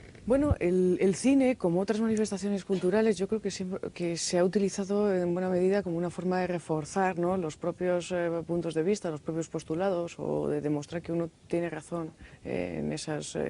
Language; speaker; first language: Spanish; native; Spanish